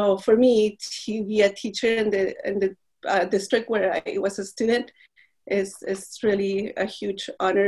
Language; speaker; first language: English; non-native, fluent; Spanish